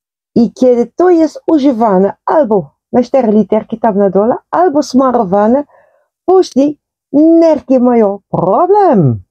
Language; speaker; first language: Polish; non-native, learner; Dutch